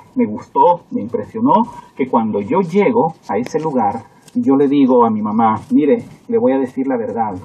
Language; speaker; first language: Spanish; native; Spanish